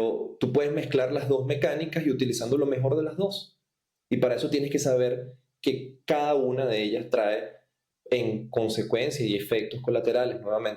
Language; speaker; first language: Spanish; native; Spanish